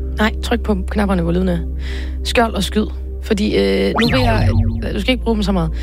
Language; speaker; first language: Danish; native; Danish